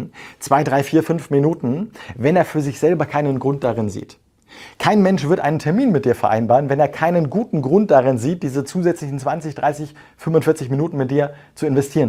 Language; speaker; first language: German; native; German